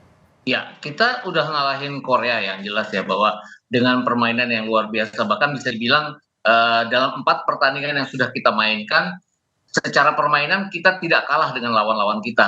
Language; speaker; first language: Indonesian; native; Indonesian